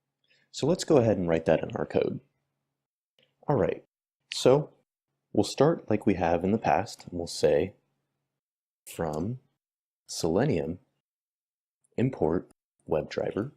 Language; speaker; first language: English; native; English